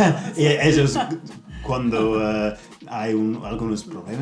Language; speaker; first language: Spanish; non-native, learner; English